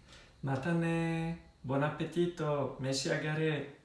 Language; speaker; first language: Japanese; non-native, learner; Italian